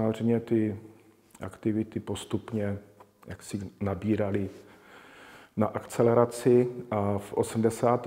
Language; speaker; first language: Czech; native; Czech